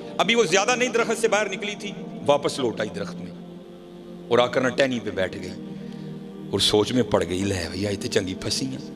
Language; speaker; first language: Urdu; non-native, local second language; Punjabi